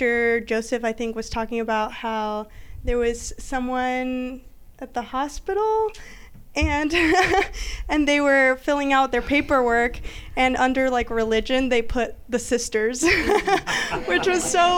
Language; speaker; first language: English; native; English